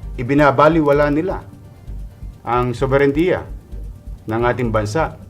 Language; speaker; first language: Filipino; native; Filipino